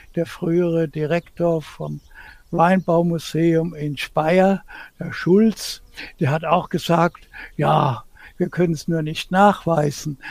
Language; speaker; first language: German; native; German